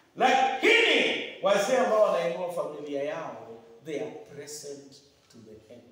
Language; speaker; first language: English; non-native, local second language; Swahili